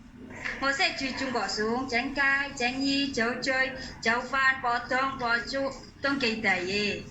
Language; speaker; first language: Cantonese; non-native, learner; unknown